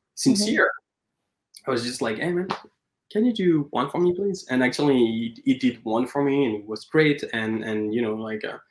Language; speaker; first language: English; non-native, fluent; French